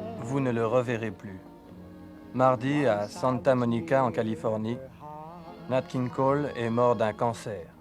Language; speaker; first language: French; native; French